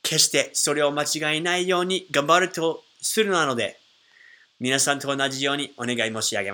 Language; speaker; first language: Japanese; non-native, fluent; English